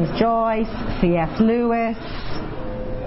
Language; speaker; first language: English; native; English